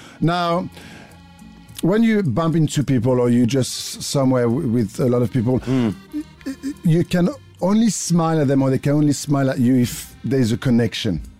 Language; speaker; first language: English; non-native, fluent; French